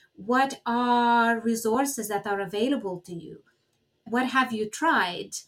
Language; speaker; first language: English; non-native, fluent; Lithuanian